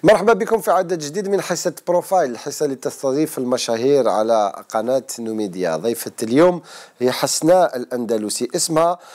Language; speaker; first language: Arabic; native; Arabic